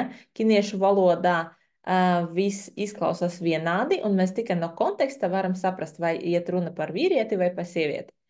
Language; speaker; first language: Latvian; non-native, fluent; Chinese